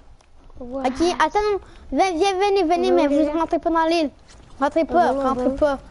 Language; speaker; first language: French; native; French